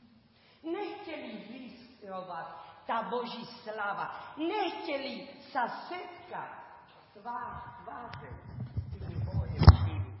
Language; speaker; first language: Czech; non-native, learner; Spanish